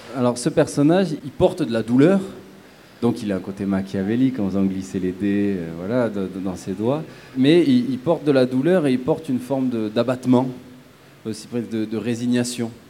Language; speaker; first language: French; native; French